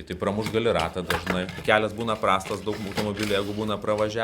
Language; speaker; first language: Lithuanian; native; Lithuanian